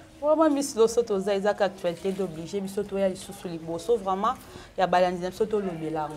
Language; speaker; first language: Lingala; native; Lingala